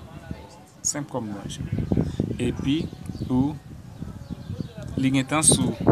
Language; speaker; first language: French; non-native, local second language; Haitian Creole